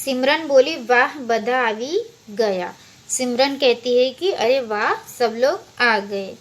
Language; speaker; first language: Hindi; non-native, local second language; Gujarati